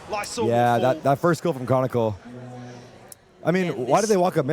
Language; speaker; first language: English; native; English